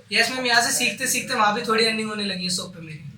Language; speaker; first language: Hindi; native; Hindi